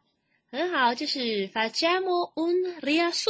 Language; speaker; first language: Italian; non-native, fluent; Chinese